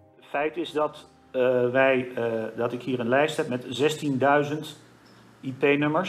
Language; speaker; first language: Dutch; native; Dutch